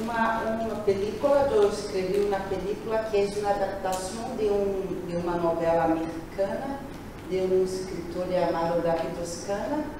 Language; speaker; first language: Spanish; non-native, learner; Portuguese